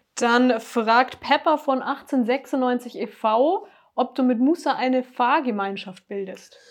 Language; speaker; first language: German; native; German